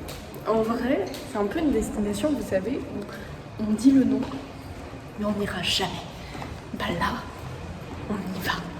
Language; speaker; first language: French; native; French